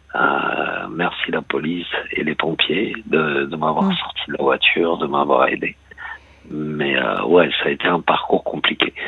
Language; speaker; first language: French; native; French